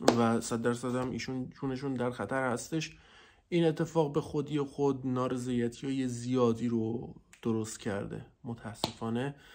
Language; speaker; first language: Persian; non-native, local second language; Central Kurdish